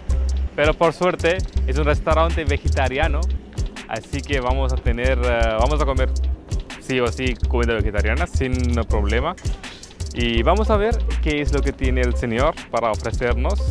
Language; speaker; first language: Spanish; non-native, fluent; Hindi